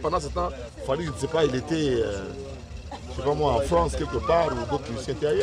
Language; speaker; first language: French; non-native, local second language; Lingala